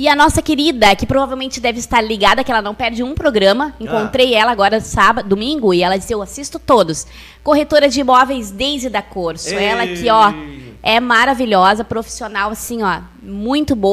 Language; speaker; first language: Portuguese; native; Portuguese